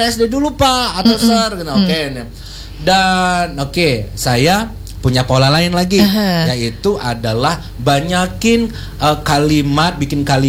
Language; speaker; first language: Indonesian; non-native, local second language; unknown